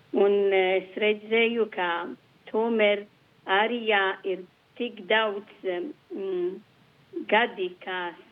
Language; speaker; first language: Latvian; non-native, learner; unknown